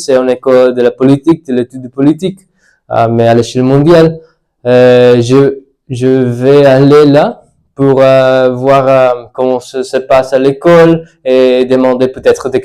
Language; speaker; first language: French; non-native, learner; Spanish